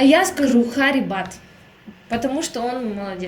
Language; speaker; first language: Russian; native; Russian